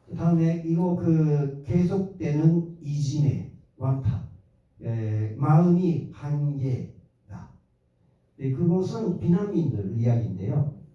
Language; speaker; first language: Korean; non-native, fluent; Japanese